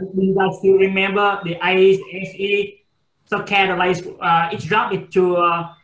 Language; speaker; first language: English; non-native, fluent; Vietnamese